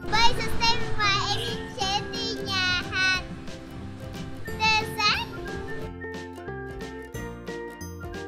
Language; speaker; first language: Vietnamese; early bilingual, other home language; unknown